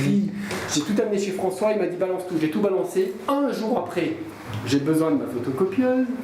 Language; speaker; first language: French; native; French